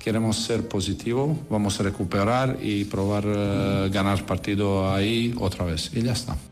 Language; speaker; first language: Spanish; non-native, learner; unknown